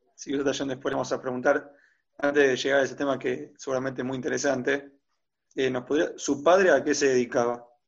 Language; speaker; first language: Spanish; native; Spanish